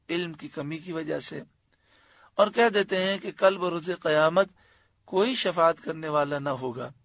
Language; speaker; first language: Urdu; native; Urdu